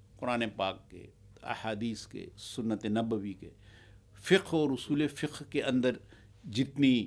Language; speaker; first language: Urdu; non-native, local second language; Pashto